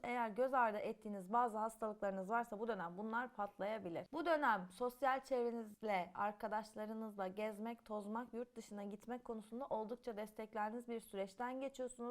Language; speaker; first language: Turkish; native; Turkish